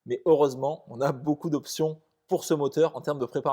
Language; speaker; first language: French; native; French